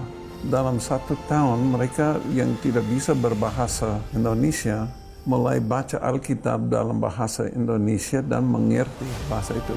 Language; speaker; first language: Indonesian; non-native, fluent; English